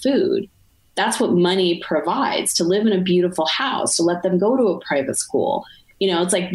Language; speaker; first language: English; native; English